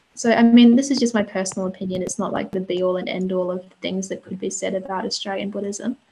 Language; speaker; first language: English; native; English